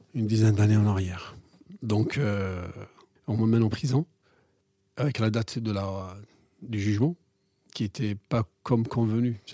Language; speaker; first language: French; non-native, local second language; Arabic